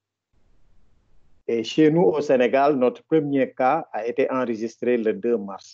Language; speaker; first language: French; non-native, local second language; Wolof